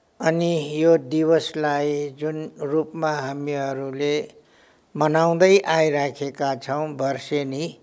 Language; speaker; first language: Nepali; non-native, local second language; Newari